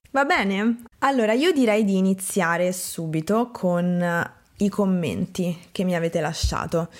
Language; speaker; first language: Italian; native; Italian